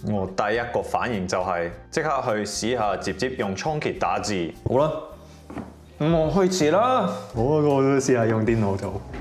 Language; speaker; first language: Cantonese; non-native, fluent; English